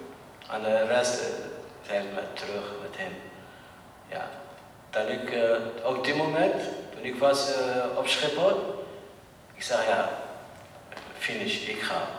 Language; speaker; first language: Dutch; non-native, learner; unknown